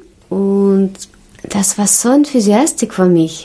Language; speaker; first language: German; non-native, learner; Russian